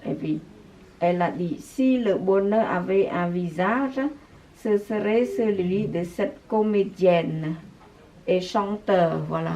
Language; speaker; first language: French; non-native, fluent; Khmer